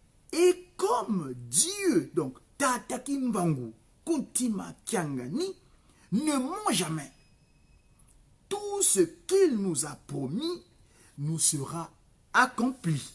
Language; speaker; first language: French; non-native, local second language; Kongo